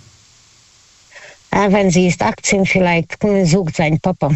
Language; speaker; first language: German; non-native, learner; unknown